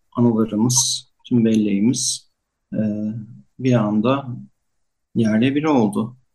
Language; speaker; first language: Turkish; native; Turkish